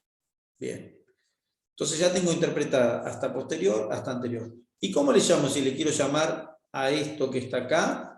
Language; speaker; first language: Spanish; native; Spanish